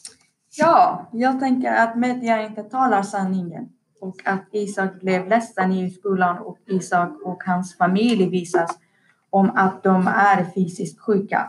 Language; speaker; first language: Swedish; non-native, learner; Persian